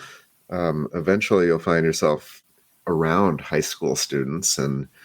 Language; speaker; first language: English; native; English